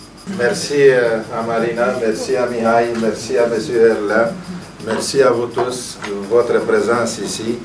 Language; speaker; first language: French; non-native, fluent; Romanian